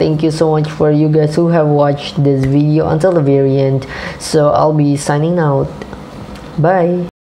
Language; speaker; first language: English; non-native, fluent; Indonesian